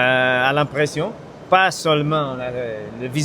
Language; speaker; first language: French; non-native, fluent; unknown